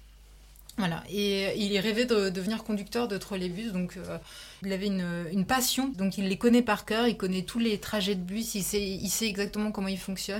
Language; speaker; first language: French; native; French